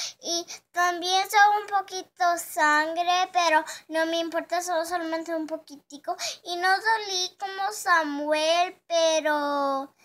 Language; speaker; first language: Spanish; early bilingual, heritage; Spanish